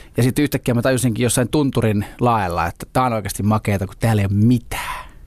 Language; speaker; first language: Finnish; native; Finnish